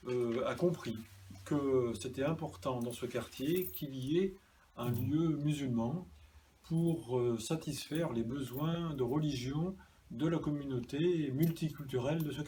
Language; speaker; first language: French; native; French